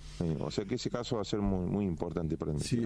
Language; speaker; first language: Spanish; native; Spanish